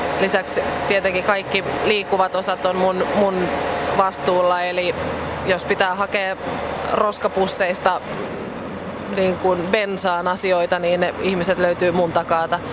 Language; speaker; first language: Finnish; native; Finnish